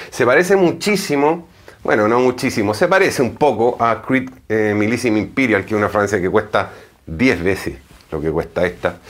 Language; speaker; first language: Spanish; native; Spanish